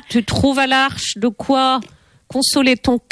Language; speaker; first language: French; native; French